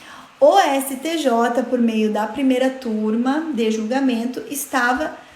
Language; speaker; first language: Portuguese; native; Portuguese